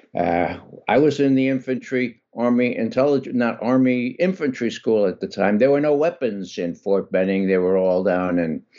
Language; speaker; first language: English; native; English